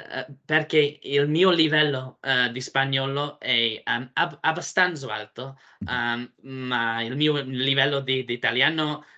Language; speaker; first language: Italian; non-native, learner; English